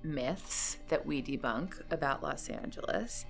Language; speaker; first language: English; native; English